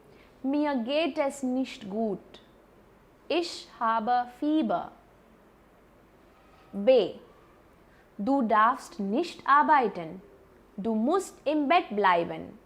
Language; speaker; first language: German; non-native, fluent; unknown